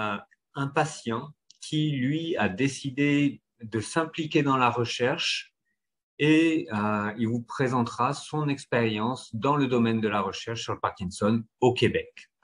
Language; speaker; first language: French; native; French